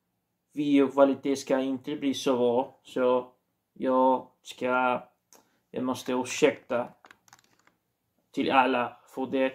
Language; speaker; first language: Swedish; non-native, learner; Portuguese